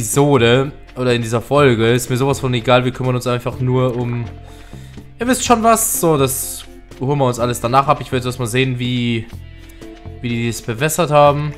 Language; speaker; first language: German; native; German